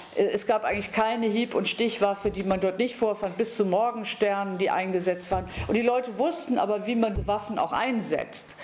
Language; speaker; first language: German; native; German